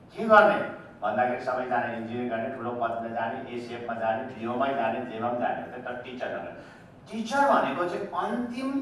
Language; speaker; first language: Nepali; native; Nepali